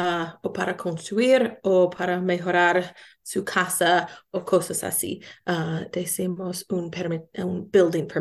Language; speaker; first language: Spanish; non-native, learner; English